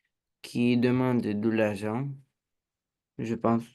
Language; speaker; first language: French; non-native, learner; Romanian